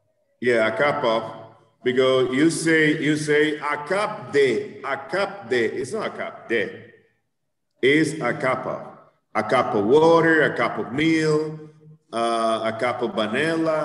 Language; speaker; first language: English; non-native, fluent; Spanish